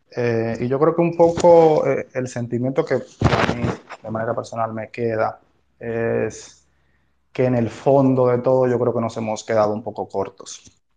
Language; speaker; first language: Spanish; native; Spanish